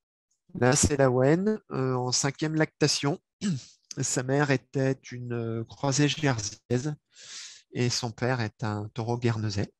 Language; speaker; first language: French; native; French